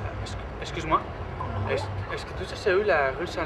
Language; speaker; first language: French; non-native, fluent; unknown